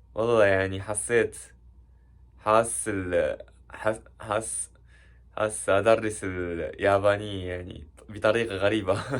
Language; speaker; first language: Arabic; non-native, learner; Japanese